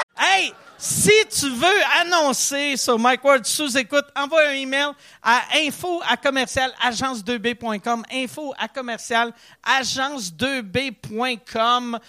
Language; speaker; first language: French; native; French